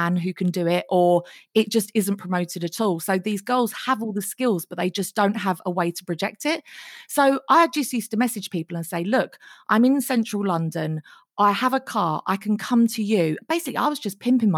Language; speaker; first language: English; native; English